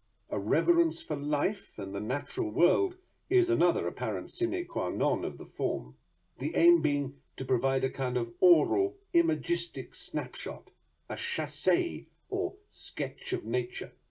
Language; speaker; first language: English; native; English